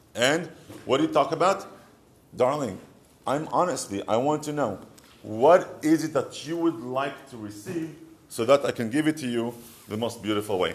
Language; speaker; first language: English; non-native, fluent; Hebrew